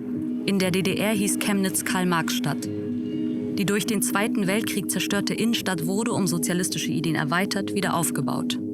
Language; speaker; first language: German; native; German